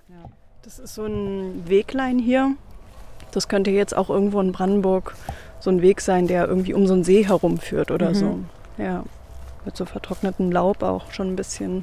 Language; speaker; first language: German; native; German